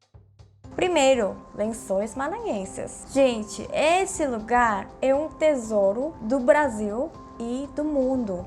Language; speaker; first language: Portuguese; non-native, fluent; Korean